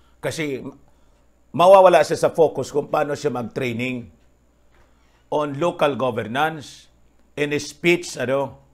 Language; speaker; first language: Filipino; non-native, local second language; Bikol